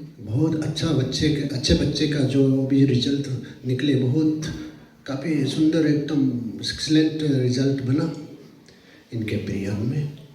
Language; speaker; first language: Hindi; non-native, local second language; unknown